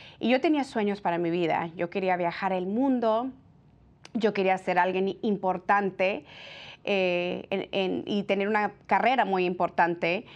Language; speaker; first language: Spanish; early bilingual, heritage; Spanish